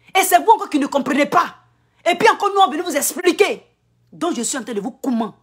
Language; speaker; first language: French; non-native, local second language; Akan